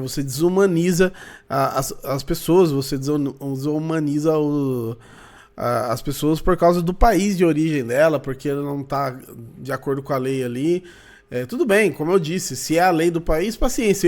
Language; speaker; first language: Portuguese; native; Portuguese